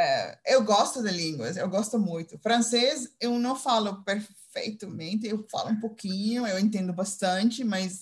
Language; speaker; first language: Portuguese; non-native, fluent; Dutch